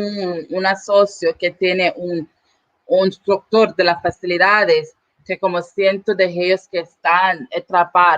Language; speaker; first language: Spanish; non-native, learner; English